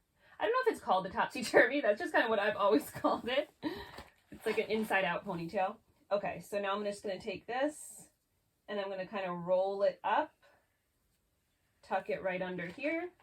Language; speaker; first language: English; native; English